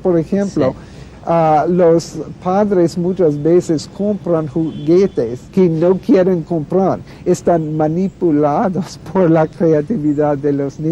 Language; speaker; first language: Spanish; non-native, fluent; English